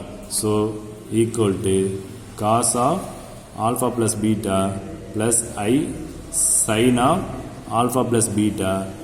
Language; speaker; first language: Tamil; native; Tamil